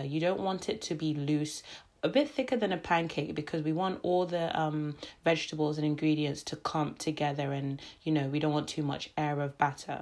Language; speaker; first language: English; native; English